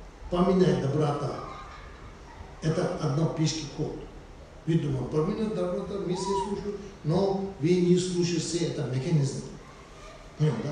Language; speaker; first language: Russian; non-native, learner; Tibetan